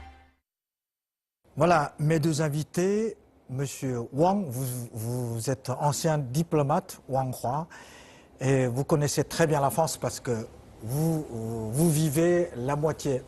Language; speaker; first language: French; non-native, fluent; Chinese